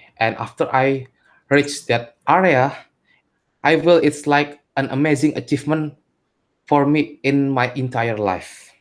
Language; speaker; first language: English; non-native, learner; Indonesian